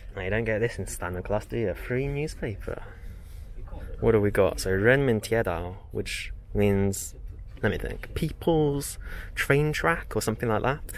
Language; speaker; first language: English; native; English